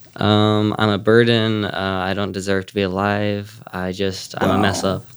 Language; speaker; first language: English; native; English